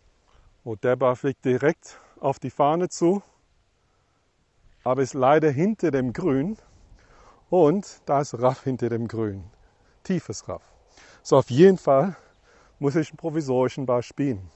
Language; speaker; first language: German; non-native, fluent; English